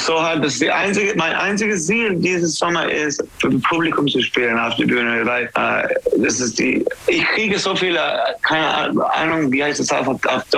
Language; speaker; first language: German; non-native, learner; English